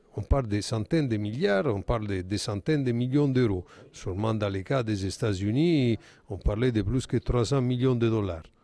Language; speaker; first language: French; non-native, fluent; Italian